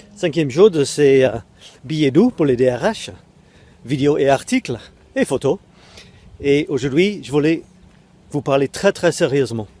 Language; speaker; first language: French; non-native, fluent; English